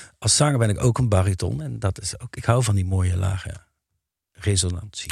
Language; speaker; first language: Dutch; native; Dutch